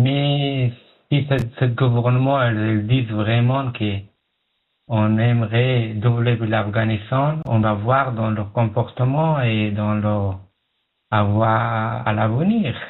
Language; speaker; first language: French; non-native, learner; Pashto